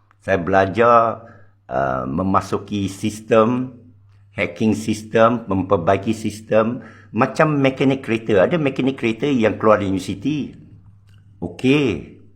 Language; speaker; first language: Malay; non-native, local second language; Chinese